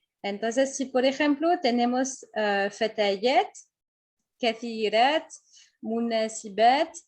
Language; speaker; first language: Spanish; non-native, fluent; French